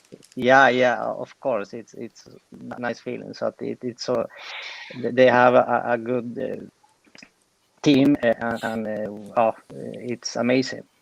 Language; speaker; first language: English; non-native, fluent; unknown